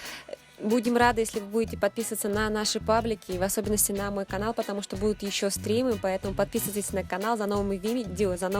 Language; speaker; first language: Russian; native; Russian